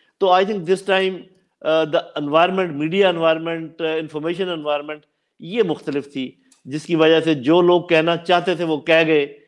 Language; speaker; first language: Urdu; non-native, local second language; Punjabi